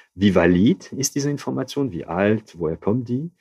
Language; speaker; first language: German; non-native, fluent; French